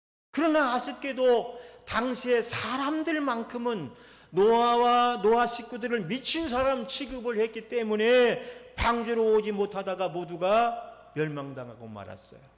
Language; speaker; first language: Korean; native; Korean